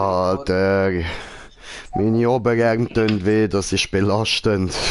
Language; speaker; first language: German; native; German